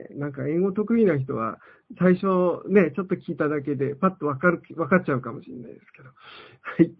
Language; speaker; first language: Japanese; native; Japanese